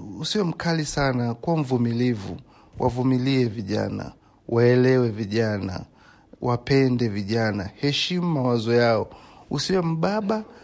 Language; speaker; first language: Swahili; native; Swahili